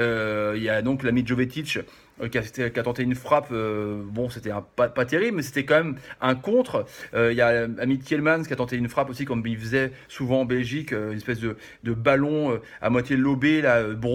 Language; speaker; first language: French; native; French